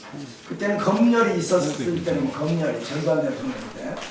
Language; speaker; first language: Korean; native; Korean